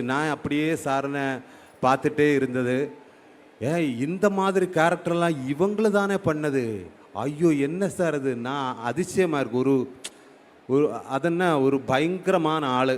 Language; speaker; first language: Tamil; non-native, learner; Malayalam